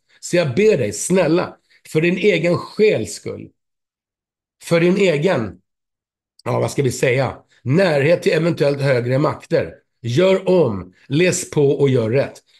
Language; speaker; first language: Swedish; native; Swedish